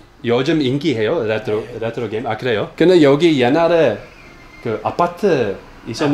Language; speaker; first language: Korean; non-native, learner; Dutch